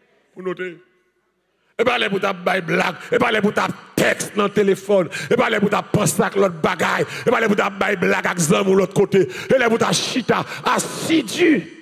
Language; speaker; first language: French; non-native, learner; Haitian Creole